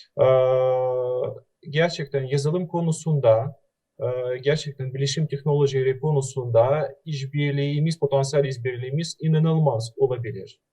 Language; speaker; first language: Turkish; non-native, fluent; Russian